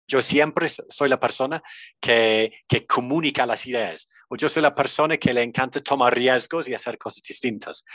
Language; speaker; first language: Spanish; non-native, fluent; English